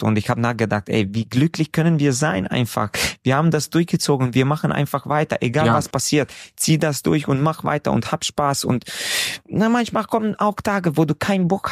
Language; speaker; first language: German; non-native, fluent; Hungarian